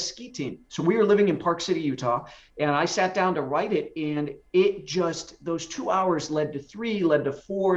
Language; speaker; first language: English; native; English